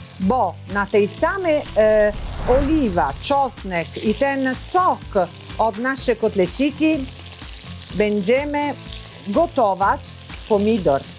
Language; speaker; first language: Polish; non-native, learner; Italian